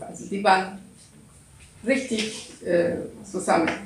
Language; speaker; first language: German; non-native, learner; Russian